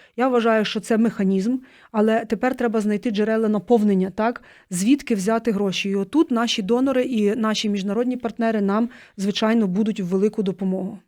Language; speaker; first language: Ukrainian; native; Ukrainian